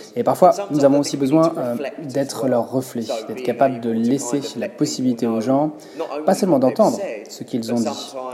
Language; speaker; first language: French; non-native, fluent; English